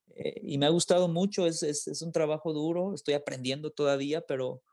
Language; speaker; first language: Spanish; early bilingual, heritage; Spanish